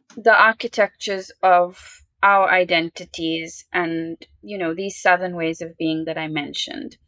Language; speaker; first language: English; native; English